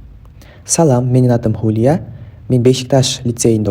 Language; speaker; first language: Turkish; non-native, fluent; Kyrgyz